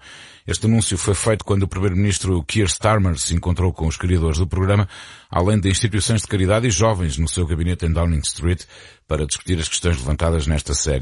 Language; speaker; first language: Portuguese; native; Portuguese